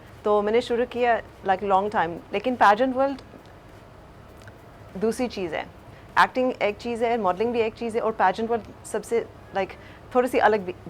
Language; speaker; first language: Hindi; early bilingual, heritage; Hindi